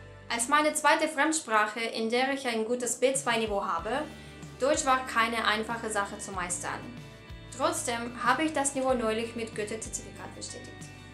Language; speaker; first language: German; non-native, fluent; Russian